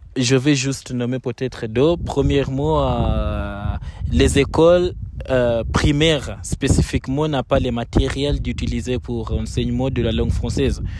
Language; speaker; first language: French; non-native, fluent; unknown